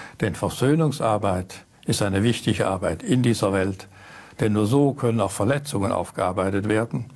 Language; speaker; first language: German; native; German